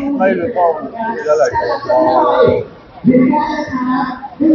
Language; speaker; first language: Thai; non-native, fluent; Korean